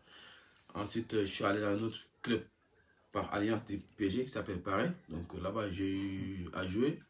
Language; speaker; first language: French; non-native, local second language; Wolof